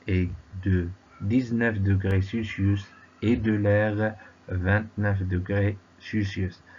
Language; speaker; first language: French; non-native, local second language; Arabic